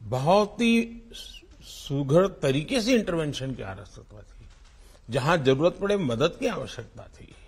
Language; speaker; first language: Hindi; non-native, local second language; Gujarati